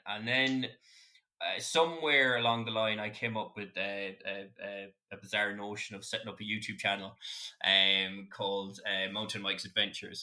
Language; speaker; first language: English; native; English